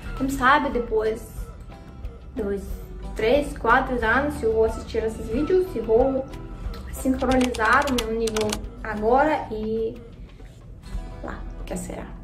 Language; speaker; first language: Portuguese; non-native, learner; Russian